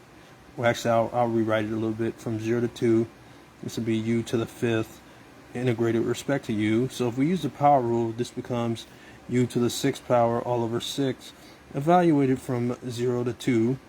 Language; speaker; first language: English; native; English